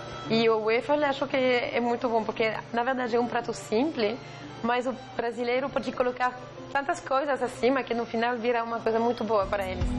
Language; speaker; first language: Portuguese; non-native, fluent; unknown